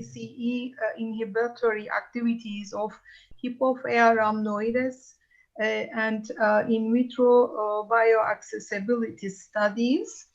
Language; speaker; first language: English; non-native, fluent; Turkish